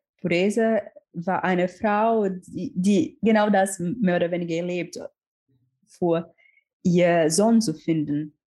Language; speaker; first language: German; non-native, learner; Portuguese